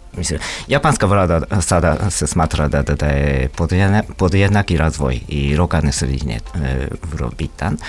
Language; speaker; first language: Serbian; non-native, fluent; Japanese